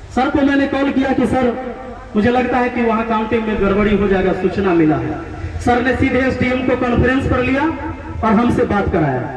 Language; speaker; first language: Hindi; native; Hindi